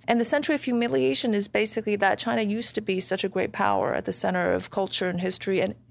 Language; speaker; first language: English; non-native, fluent; Chinese